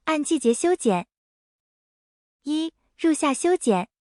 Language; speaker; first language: Chinese; native; Chinese